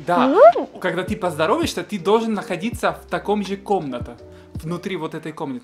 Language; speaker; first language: Russian; non-native, fluent; Spanish